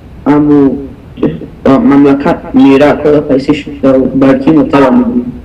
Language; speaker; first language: Persian; early bilingual, heritage; Persian